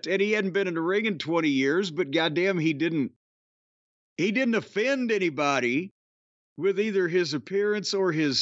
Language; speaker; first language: English; native; English